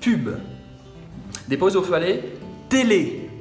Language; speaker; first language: Portuguese; non-native, fluent; French